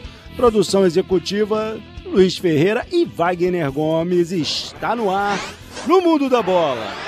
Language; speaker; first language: Portuguese; native; Portuguese